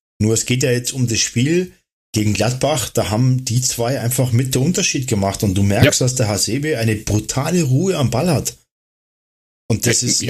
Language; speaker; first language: German; native; German